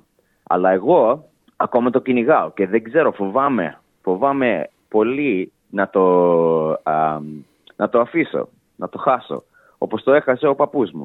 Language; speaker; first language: Greek; early bilingual, heritage; English